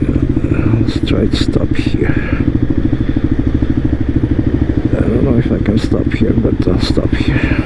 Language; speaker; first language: English; non-native, fluent; Portuguese